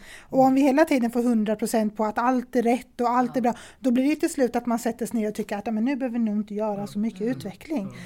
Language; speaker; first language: Swedish; native; Swedish